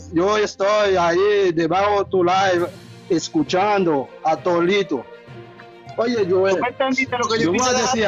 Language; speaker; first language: Spanish; non-native, learner; Haitian Creole